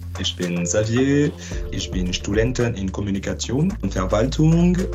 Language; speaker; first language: German; non-native, learner; French